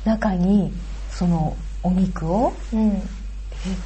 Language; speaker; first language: Japanese; native; Japanese